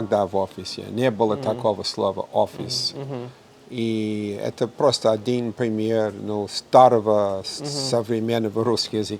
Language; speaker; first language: Russian; non-native, fluent; English